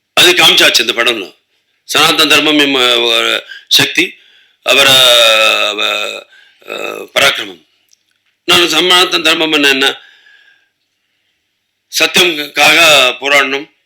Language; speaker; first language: Tamil; non-native, local second language; Telugu